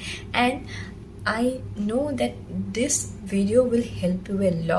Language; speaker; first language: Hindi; non-native, local second language; Assamese